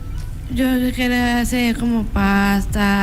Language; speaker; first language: Spanish; non-native, learner; Papiamento